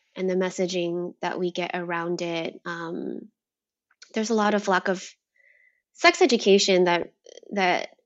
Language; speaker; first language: English; native; English